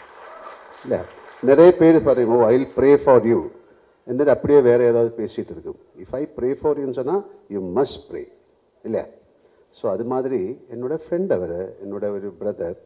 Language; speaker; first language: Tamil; non-native, local second language; Malayalam